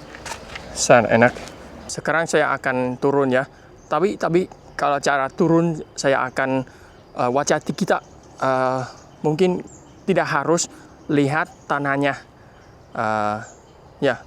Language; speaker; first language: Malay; non-native, fluent; Vietnamese